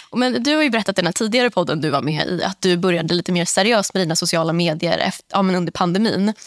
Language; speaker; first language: Swedish; native; Swedish